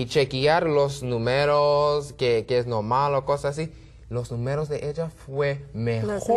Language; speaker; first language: Spanish; non-native, learner; English